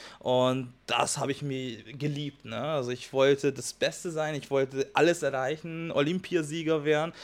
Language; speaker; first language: German; non-native, fluent; Hungarian